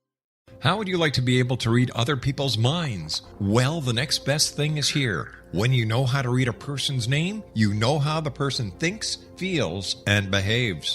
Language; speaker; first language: English; native; English